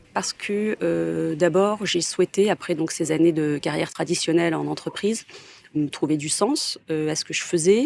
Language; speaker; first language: French; native; French